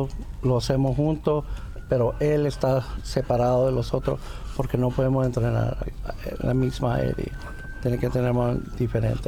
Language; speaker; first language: Spanish; early bilingual, heritage; Spanish